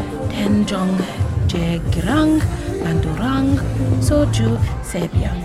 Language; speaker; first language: Korean; non-native, learner; English